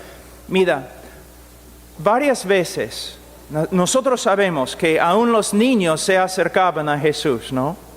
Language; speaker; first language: Spanish; non-native, fluent; English